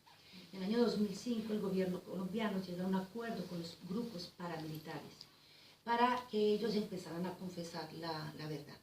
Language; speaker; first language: Spanish; native; Spanish